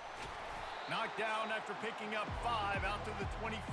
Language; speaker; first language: English; native; English